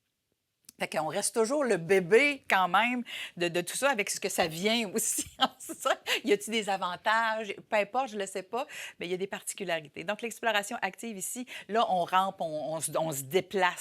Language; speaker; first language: French; native; French